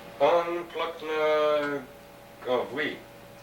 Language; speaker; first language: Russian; non-native, learner; English